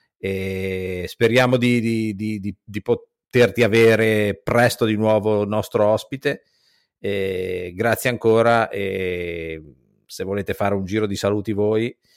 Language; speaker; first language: Italian; native; Italian